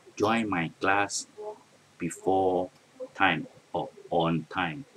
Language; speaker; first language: English; non-native, local second language; Malay